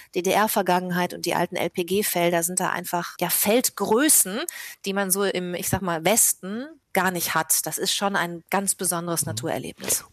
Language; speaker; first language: German; native; German